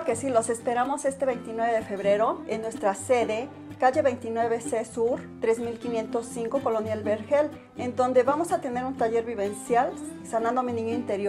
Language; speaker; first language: Spanish; native; Spanish